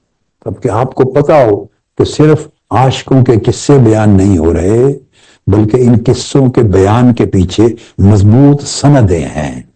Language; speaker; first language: Urdu; native; Urdu